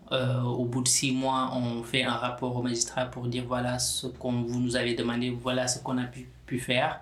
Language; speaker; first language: French; non-native, local second language; Wolof